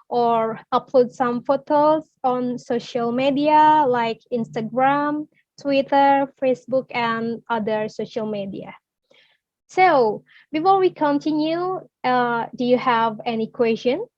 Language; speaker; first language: English; non-native, learner; Indonesian